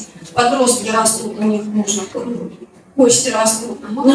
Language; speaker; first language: Russian; native; Russian